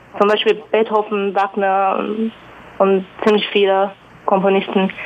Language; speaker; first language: German; non-native, fluent; Chinese